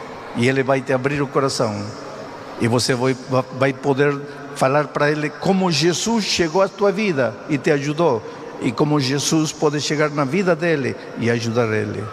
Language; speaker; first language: Portuguese; non-native, fluent; Spanish